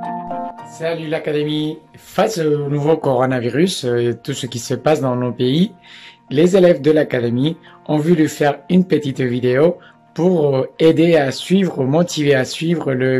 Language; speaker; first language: French; non-native, fluent; Spanish